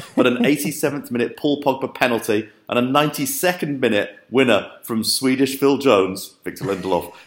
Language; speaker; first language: English; native; English